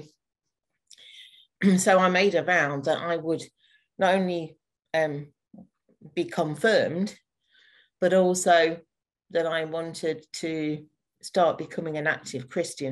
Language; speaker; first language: English; native; English